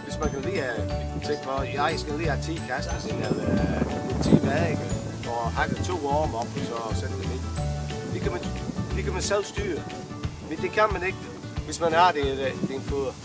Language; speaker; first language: Danish; non-native, fluent; English